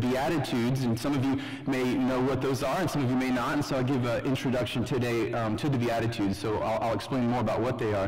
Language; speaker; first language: English; native; English